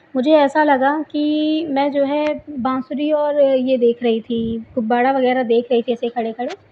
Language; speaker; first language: Hindi; native; Hindi